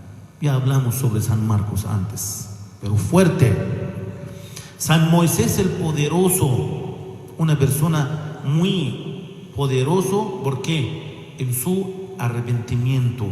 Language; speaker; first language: Spanish; non-native, fluent; Arabic